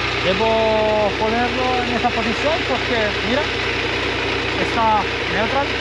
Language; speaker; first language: Spanish; non-native, learner; Italian